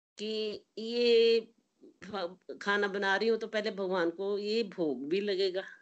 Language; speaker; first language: Hindi; native; Hindi